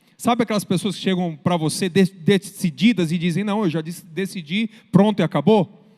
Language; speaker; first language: Portuguese; native; Portuguese